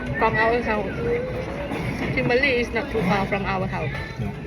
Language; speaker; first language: English; non-native, learner; Thai